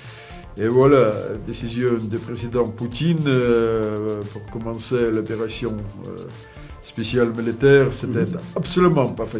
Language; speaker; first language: French; non-native, fluent; Russian